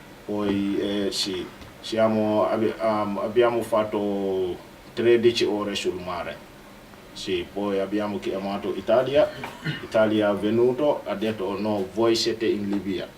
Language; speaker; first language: Italian; non-native, learner; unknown